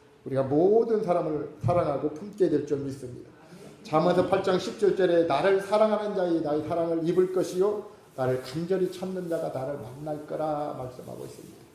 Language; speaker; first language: Korean; native; Korean